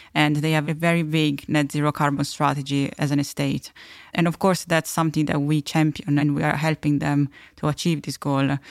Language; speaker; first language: English; non-native, fluent; Italian